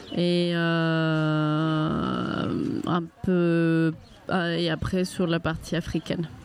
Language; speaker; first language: French; non-native, fluent; Spanish